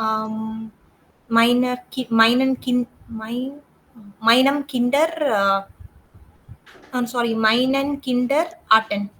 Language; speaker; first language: German; non-native, learner; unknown